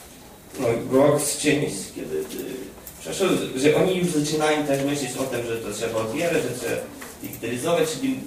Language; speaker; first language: Polish; non-native, fluent; Ukrainian